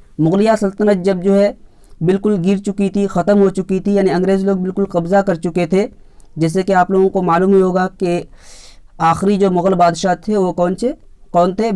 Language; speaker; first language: Urdu; native; Urdu